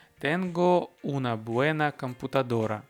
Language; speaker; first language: Spanish; non-native, learner; Russian